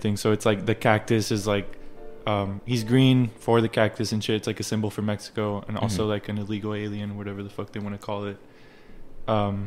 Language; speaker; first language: English; early bilingual, other home language; Spanish